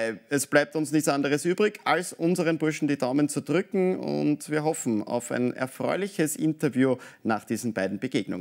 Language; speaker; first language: German; native; German